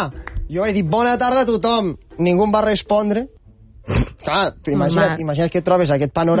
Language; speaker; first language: Catalan; native; Catalan